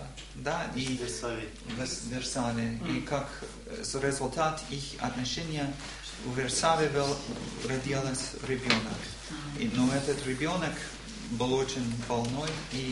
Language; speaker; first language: Russian; non-native, learner; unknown